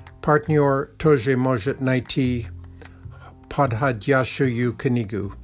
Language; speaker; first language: Russian; non-native, learner; Czech